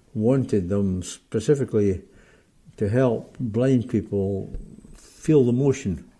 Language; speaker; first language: English; native; English